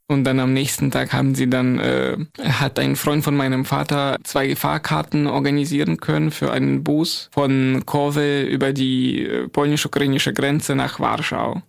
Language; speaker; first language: German; non-native, fluent; Ukrainian